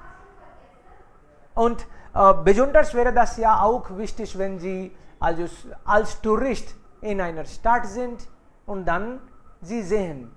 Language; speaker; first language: German; non-native, fluent; Hindi